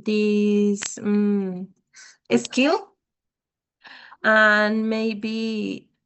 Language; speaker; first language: English; non-native, learner; Spanish